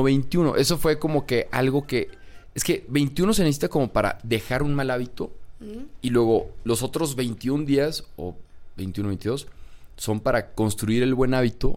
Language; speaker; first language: Spanish; native; Spanish